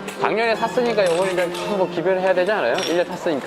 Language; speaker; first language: Korean; native; Korean